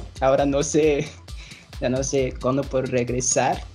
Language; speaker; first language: Spanish; non-native, fluent; Chinese